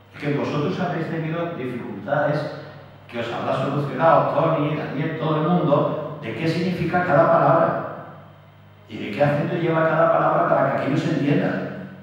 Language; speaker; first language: Spanish; native; Spanish